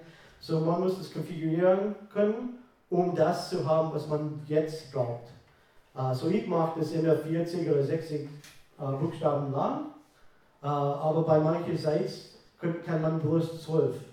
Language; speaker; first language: German; non-native, fluent; English